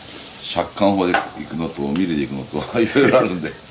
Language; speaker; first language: Japanese; native; Japanese